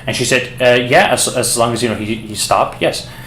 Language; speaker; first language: English; early bilingual, other home language; Persian